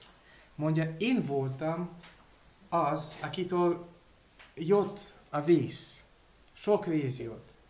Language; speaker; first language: Hungarian; non-native, learner; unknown